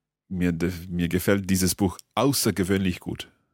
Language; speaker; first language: German; non-native, learner; English